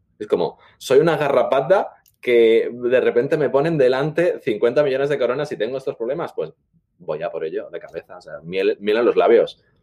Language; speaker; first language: Spanish; native; Spanish